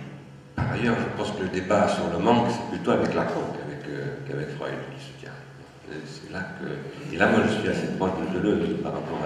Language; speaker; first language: French; native; French